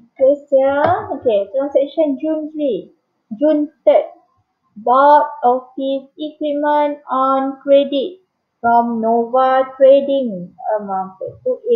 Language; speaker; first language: English; non-native, local second language; Malay